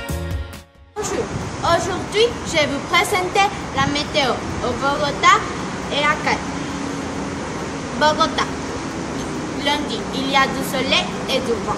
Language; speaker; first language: French; non-native, learner; Spanish